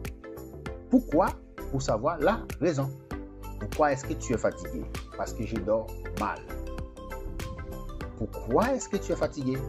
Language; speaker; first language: French; non-native, fluent; Portuguese